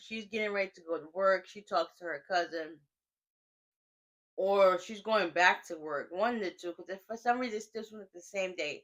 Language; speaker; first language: English; native; English